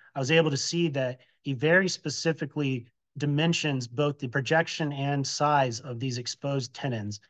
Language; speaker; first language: English; native; English